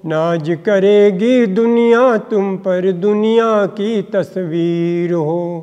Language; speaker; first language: Hindi; native; Hindi